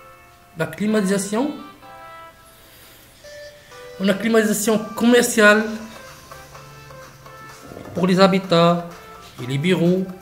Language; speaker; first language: French; non-native, local second language; Arabic